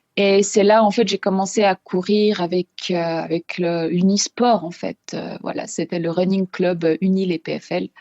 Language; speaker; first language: French; non-native, local second language; Swiss German